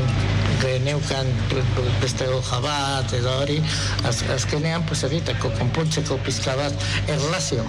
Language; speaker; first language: Basque; non-native, local second language; Spanish